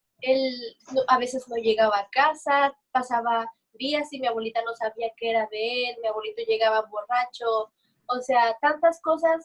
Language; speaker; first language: Spanish; native; Spanish